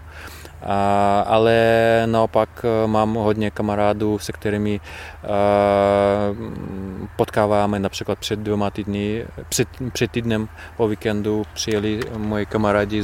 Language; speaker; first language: Czech; non-native, fluent; Russian